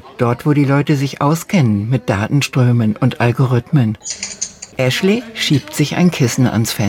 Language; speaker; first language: German; native; German